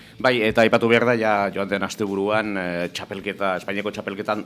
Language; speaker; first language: Basque; native; Basque